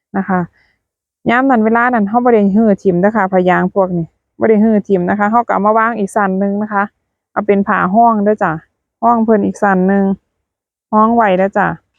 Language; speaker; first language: Thai; native; Thai